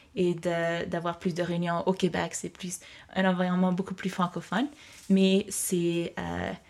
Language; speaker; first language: French; early bilingual, heritage; French